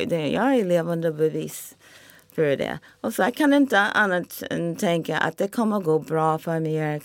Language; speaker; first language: Swedish; non-native, fluent; English